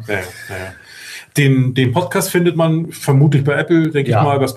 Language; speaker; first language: German; native; German